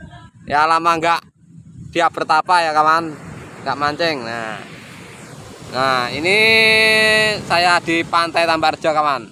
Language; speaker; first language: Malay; non-native, local second language; Javanese